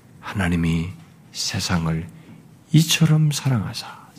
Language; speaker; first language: Korean; native; Korean